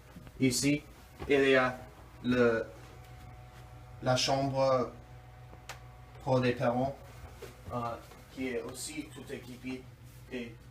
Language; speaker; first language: French; non-native, learner; English